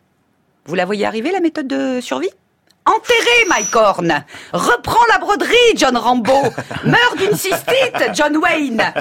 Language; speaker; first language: French; native; French